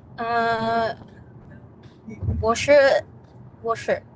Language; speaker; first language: Chinese; non-native, learner; Indonesian